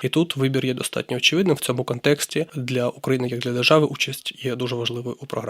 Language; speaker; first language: Ukrainian; native; Ukrainian